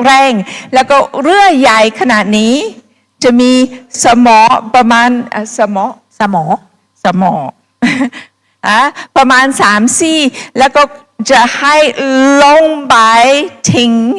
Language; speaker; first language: Thai; non-native, fluent; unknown